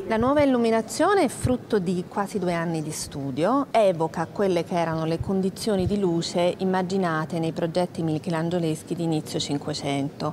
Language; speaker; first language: Italian; native; Italian